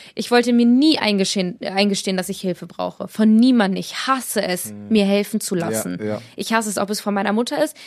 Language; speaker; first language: German; native; German